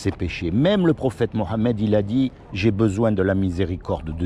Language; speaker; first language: French; native; French